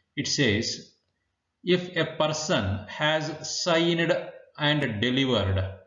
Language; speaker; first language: English; non-native, local second language; Kannada